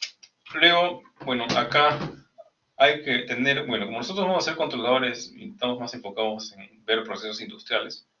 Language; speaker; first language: Spanish; native; Spanish